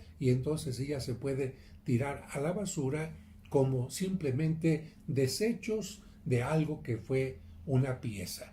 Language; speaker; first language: Spanish; native; Spanish